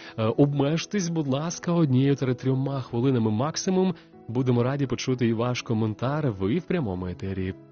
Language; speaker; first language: Ukrainian; native; Ukrainian